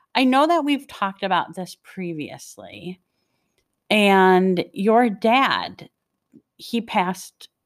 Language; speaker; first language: English; native; English